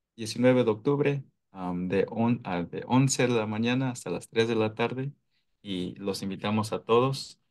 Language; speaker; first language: Spanish; early bilingual, heritage; Spanish